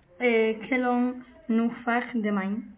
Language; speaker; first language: French; non-native, learner; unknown